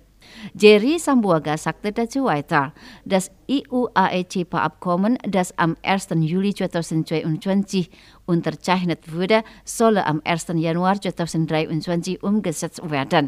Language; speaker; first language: German; non-native, fluent; Indonesian